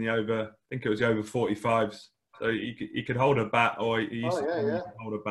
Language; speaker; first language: English; native; English